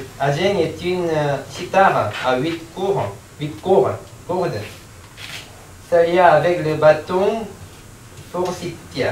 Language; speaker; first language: French; non-native, learner; Korean